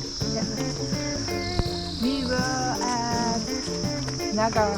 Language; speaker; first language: English; non-native, learner; Dutch